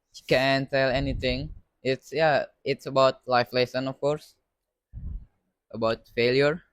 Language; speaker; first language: English; non-native, learner; Indonesian